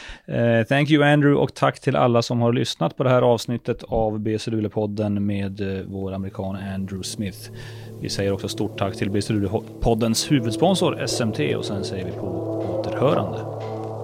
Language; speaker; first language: Swedish; native; Swedish